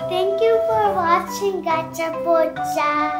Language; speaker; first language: English; early bilingual, heritage; Indonesian